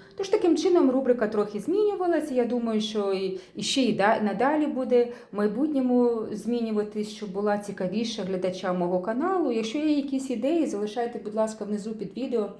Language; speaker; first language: Ukrainian; non-native, local second language; Russian